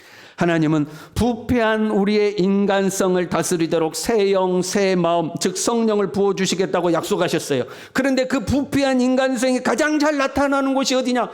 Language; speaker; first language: Korean; native; Korean